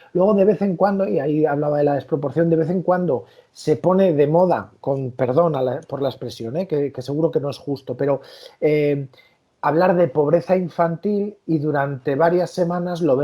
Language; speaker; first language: Spanish; native; Spanish